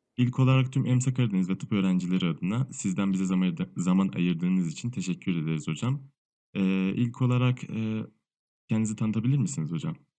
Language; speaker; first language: Turkish; non-native, fluent; Arabic